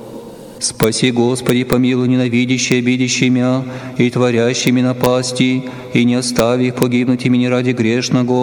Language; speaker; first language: Russian; native; Russian